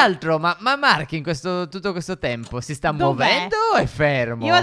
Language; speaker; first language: Italian; native; Italian